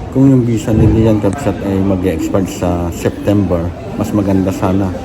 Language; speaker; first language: Filipino; native; Filipino